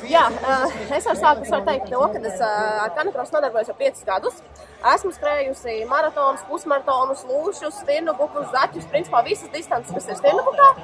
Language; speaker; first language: Latvian; native; Latvian